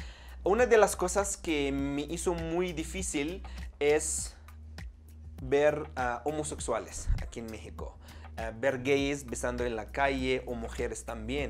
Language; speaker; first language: Spanish; non-native, fluent; Arabic